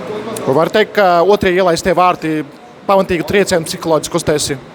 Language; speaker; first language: Latvian; native; Latvian